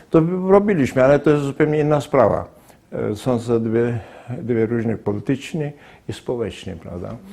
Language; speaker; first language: Polish; non-native, fluent; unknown